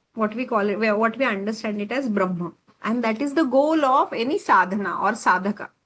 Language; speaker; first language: English; non-native, local second language; Marathi